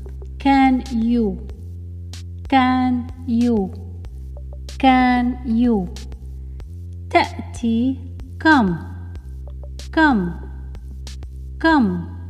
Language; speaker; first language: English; non-native, fluent; Arabic